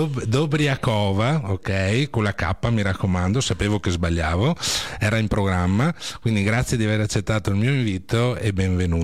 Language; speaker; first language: Italian; native; Italian